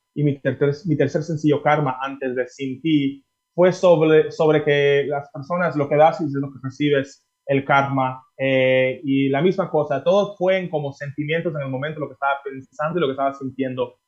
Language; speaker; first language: Spanish; early bilingual, heritage; Spanish